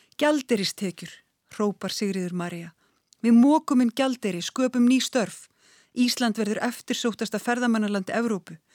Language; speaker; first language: Icelandic; native; Icelandic